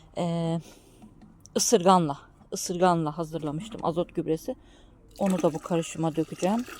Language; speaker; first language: Turkish; native; Turkish